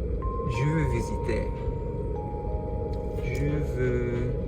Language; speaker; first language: French; non-native, learner; English